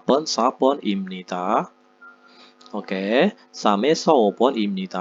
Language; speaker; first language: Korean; non-native, fluent; Indonesian